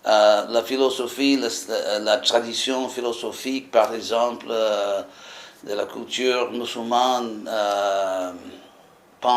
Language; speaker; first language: French; non-native, fluent; English